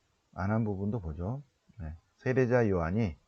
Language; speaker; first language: Korean; native; Korean